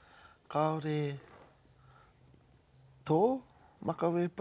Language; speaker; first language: Māori; non-native, learner; English